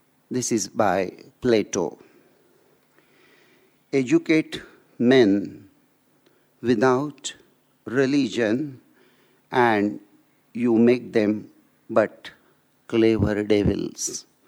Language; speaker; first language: English; non-native, local second language; Marathi